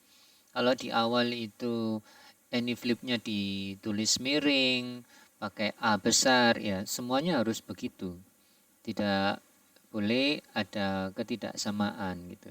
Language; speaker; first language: Indonesian; native; Indonesian